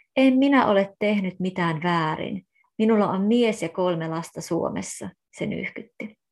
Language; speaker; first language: Finnish; native; Finnish